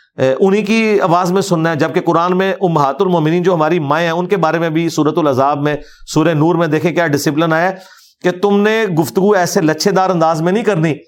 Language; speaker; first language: Urdu; non-native, local second language; Punjabi